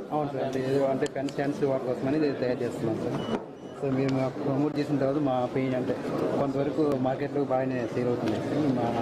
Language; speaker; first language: Telugu; non-native, local second language; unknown